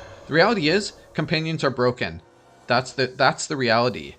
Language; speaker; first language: English; native; English